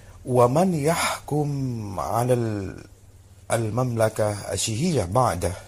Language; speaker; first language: Arabic; non-native, learner; Indonesian